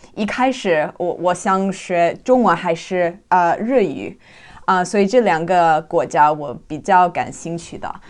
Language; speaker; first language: Chinese; non-native, learner; English